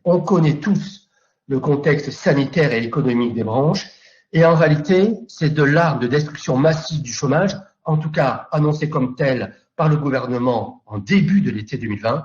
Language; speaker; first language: French; native; French